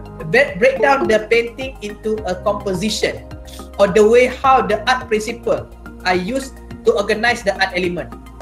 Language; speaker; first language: English; non-native, local second language; Malay